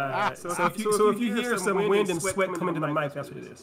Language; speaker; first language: English; native; English